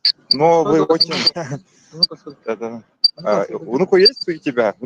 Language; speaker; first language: Russian; non-native, local second language; Kyrgyz